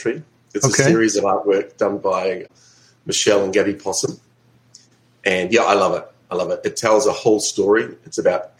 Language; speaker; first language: English; native; English